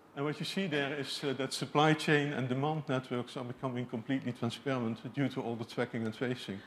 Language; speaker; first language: English; non-native, fluent; Dutch